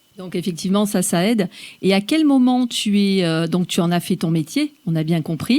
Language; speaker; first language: French; native; French